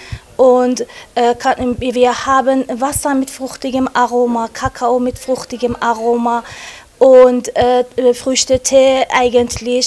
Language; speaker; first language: German; non-native, learner; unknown